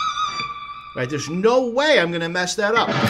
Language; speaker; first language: English; native; English